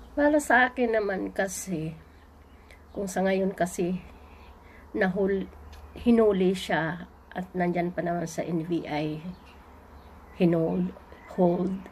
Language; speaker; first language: Filipino; native; Filipino